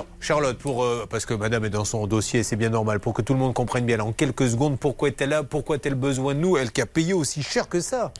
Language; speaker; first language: French; native; French